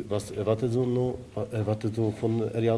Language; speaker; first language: German; non-native, learner; Polish